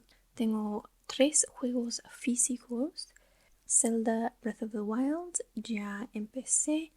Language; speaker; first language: Spanish; non-native, learner; English